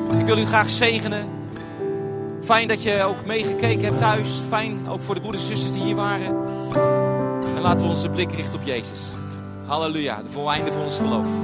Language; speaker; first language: Dutch; native; Dutch